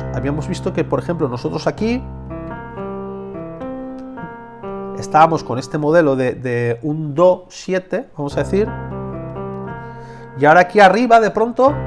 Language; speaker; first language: Spanish; native; Spanish